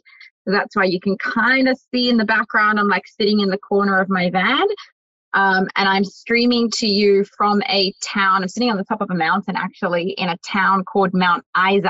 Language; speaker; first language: English; native; English